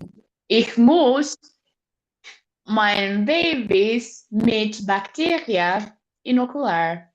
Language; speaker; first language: German; non-native, learner; Portuguese